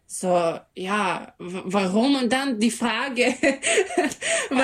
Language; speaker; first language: German; non-native, learner; Serbian